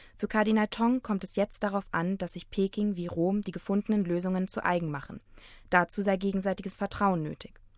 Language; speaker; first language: German; native; German